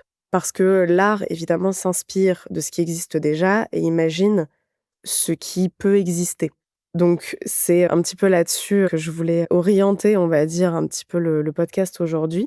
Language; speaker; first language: French; native; French